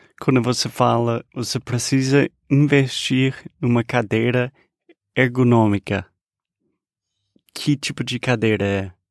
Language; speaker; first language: Portuguese; non-native, fluent; English